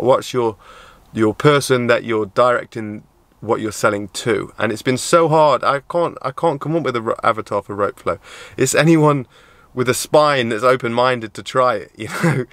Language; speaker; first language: English; native; English